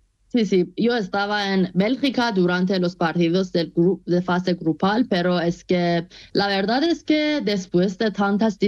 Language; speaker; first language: Spanish; non-native, fluent; Persian